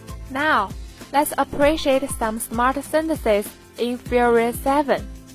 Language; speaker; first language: English; non-native, learner; Chinese